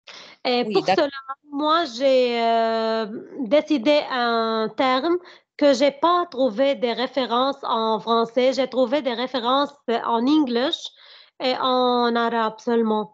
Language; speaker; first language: French; non-native, learner; Arabic